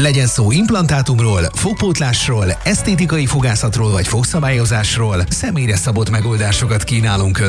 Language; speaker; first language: Hungarian; native; Hungarian